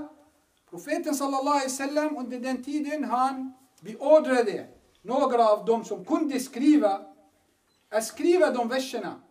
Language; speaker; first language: Swedish; non-native, fluent; Arabic